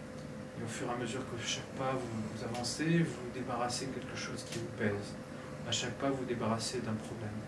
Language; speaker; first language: French; native; French